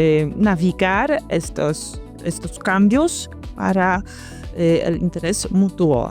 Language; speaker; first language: Spanish; non-native, fluent; Polish